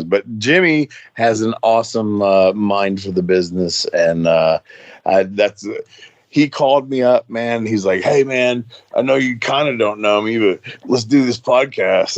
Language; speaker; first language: English; native; English